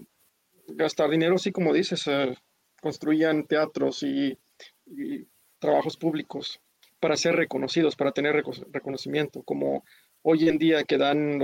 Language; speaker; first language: Spanish; early bilingual, heritage; English